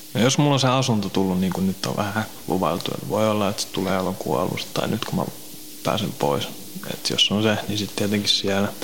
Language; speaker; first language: Finnish; native; Finnish